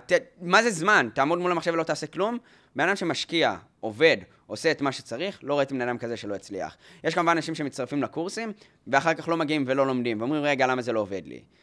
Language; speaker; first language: Hebrew; native; Hebrew